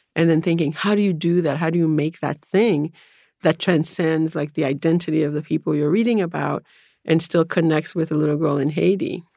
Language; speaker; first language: English; early bilingual, other home language; Haitian Creole